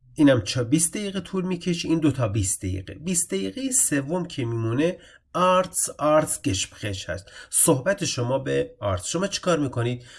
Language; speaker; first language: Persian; native; Persian